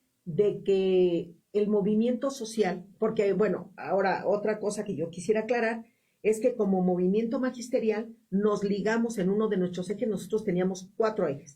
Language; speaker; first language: Spanish; native; Spanish